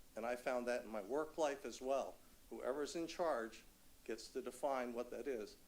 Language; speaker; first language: English; native; English